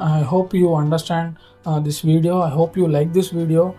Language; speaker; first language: English; non-native, local second language; Telugu